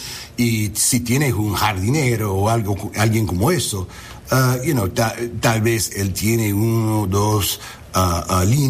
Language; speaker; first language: Spanish; early bilingual, heritage; English